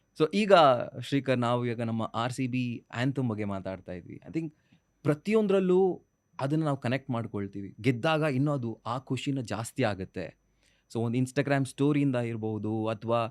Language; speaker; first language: Kannada; native; Kannada